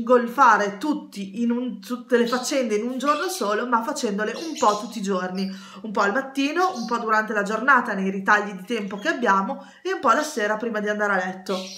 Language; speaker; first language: Italian; native; Italian